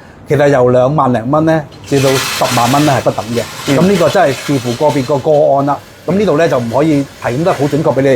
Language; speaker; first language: Cantonese; native; Cantonese